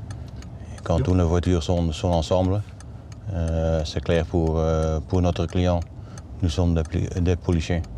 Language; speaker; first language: French; non-native, learner; Dutch